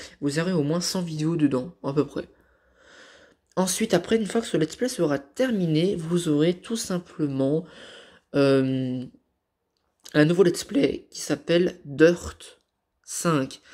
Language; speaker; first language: French; native; French